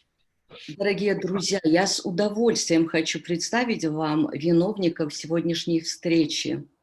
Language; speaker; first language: Russian; native; Russian